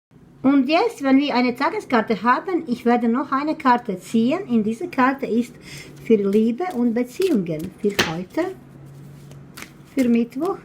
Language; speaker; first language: German; non-native, fluent; Croatian